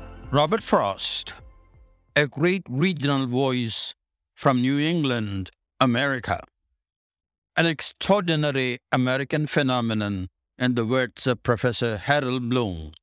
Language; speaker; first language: English; non-native, local second language; Tamil